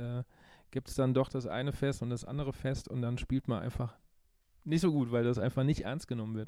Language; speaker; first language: German; native; German